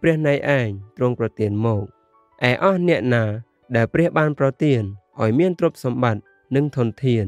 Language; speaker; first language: Khmer; native; Khmer